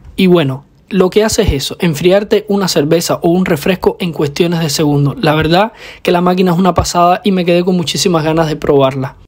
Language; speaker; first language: Spanish; native; Spanish